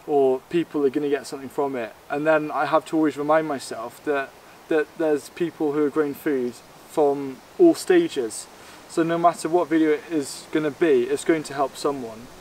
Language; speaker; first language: English; native; English